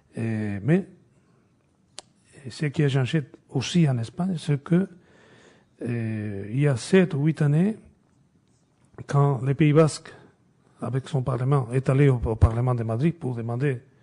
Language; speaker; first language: French; non-native, fluent; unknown